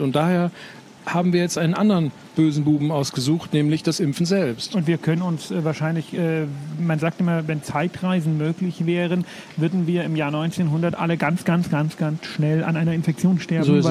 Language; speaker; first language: German; native; German